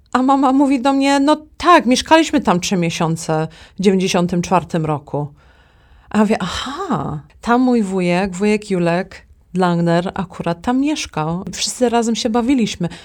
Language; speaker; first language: Polish; early bilingual, heritage; Polish